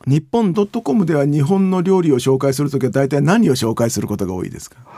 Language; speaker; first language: Japanese; native; Japanese